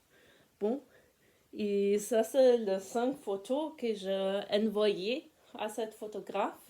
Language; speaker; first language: French; non-native, fluent; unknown